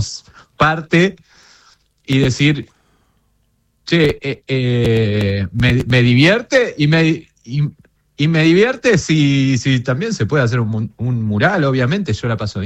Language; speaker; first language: Spanish; native; Spanish